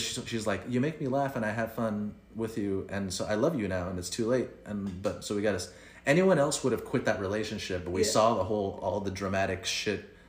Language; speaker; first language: English; early bilingual, other home language; Spanish